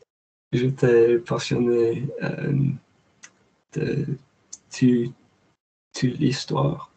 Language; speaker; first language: French; non-native, learner; English